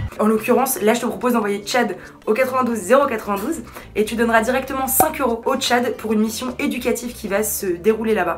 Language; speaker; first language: French; native; French